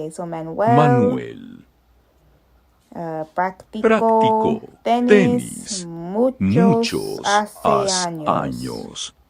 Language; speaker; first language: Spanish; non-native, learner; English